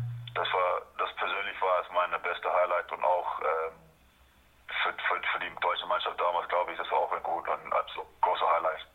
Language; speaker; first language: German; non-native, fluent; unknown